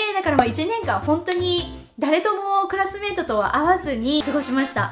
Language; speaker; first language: Japanese; native; Japanese